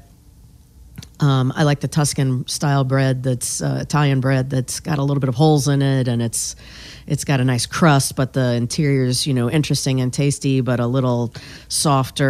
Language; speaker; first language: English; native; English